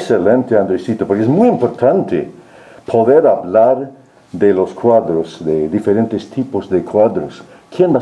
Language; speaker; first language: Spanish; non-native, fluent; English